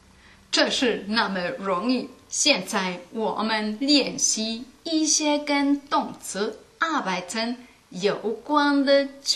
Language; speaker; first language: Chinese; non-native, learner; German